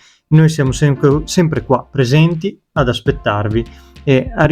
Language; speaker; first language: Italian; native; Italian